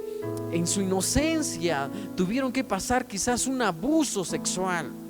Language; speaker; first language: Spanish; native; Spanish